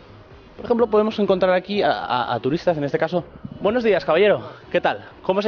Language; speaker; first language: Spanish; native; Spanish